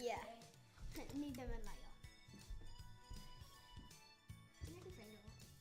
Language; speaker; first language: Welsh; non-native, local second language; English